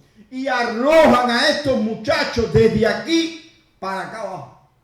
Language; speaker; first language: Spanish; native; Spanish